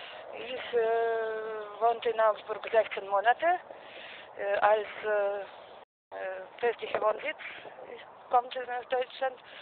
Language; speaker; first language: German; non-native, learner; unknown